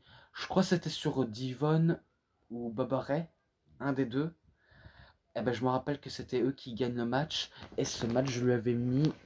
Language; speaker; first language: French; native; French